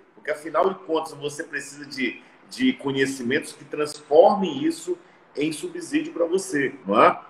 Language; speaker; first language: Portuguese; native; Portuguese